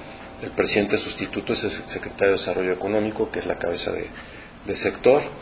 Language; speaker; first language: Spanish; native; Spanish